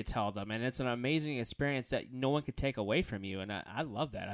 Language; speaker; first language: English; native; English